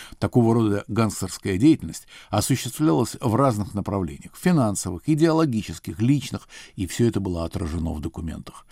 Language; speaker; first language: Russian; native; Russian